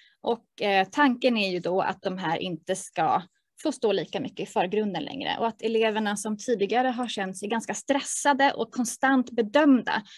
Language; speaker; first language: Swedish; native; Swedish